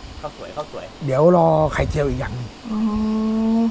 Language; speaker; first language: Thai; native; Thai